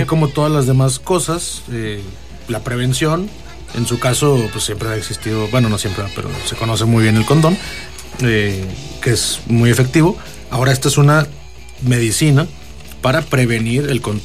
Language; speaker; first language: Spanish; native; Spanish